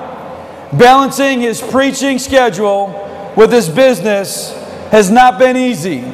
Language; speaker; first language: English; native; English